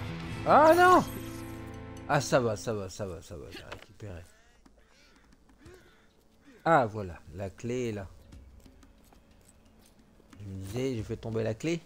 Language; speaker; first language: French; native; French